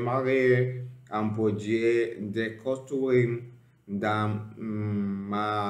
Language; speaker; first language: French; non-native, learner; Spanish